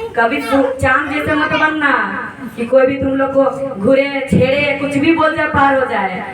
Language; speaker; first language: Hindi; native; Hindi